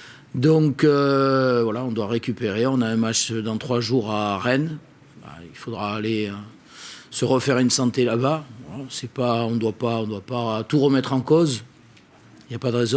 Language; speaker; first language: French; native; French